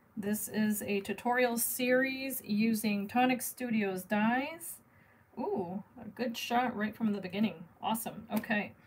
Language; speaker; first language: English; native; English